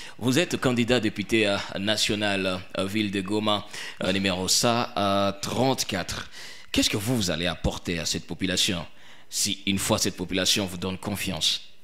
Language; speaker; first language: French; non-native, local second language; Swahili